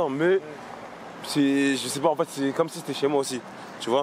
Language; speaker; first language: French; native; French